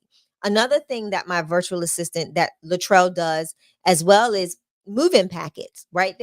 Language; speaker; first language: English; native; English